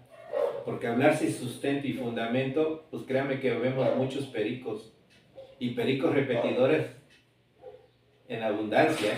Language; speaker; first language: Spanish; native; Spanish